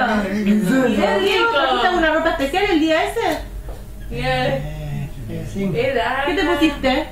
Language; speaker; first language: Spanish; native; Spanish